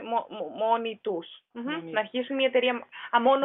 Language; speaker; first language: Greek; non-native, fluent; German